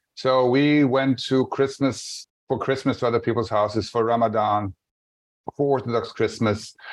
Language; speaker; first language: English; non-native, fluent; Bosnian